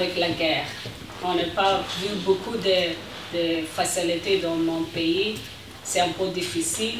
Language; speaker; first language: French; non-native, learner; Persian